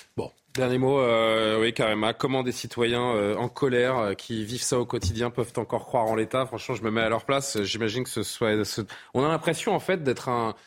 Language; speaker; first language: French; native; French